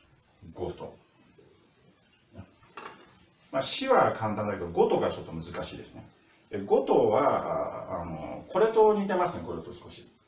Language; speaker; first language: Japanese; non-native, fluent; Russian